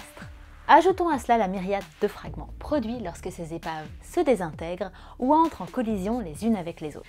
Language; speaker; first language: French; native; French